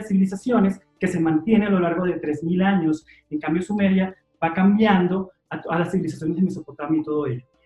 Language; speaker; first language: Spanish; native; Spanish